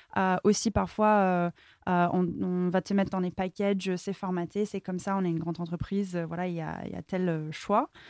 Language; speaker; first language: French; non-native, fluent; English